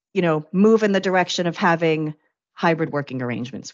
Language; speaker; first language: English; native; English